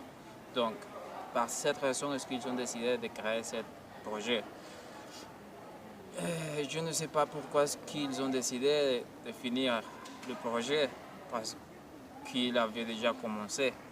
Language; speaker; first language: French; non-native, learner; Spanish